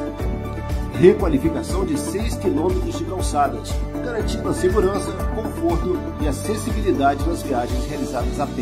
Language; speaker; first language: Portuguese; native; Portuguese